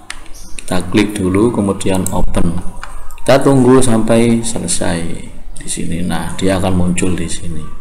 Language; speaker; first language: Indonesian; native; Indonesian